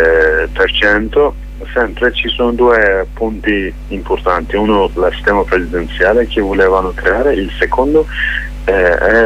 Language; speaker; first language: Italian; non-native, fluent; Kurdish